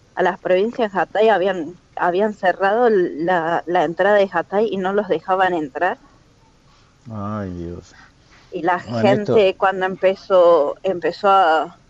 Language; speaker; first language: Spanish; native; Spanish